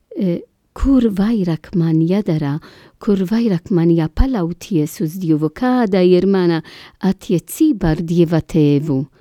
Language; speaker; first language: Latvian; non-native, learner; Italian